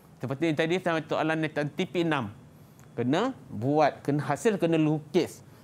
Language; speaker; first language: Malay; native; Malay